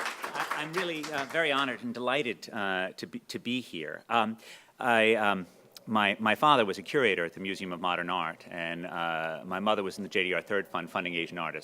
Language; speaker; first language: English; native; English